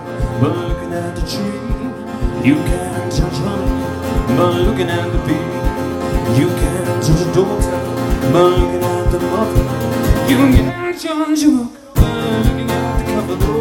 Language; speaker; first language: English; native; English